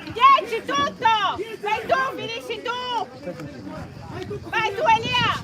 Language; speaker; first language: Italian; native; Italian